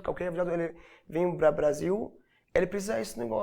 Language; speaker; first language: Portuguese; non-native, learner; Arabic